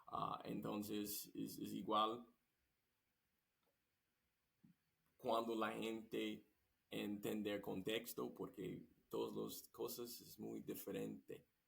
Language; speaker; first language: Spanish; non-native, learner; English